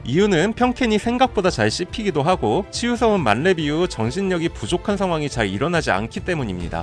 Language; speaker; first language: Korean; native; Korean